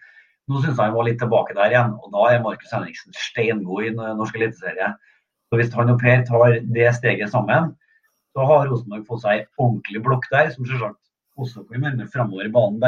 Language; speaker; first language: Norwegian; native; Norwegian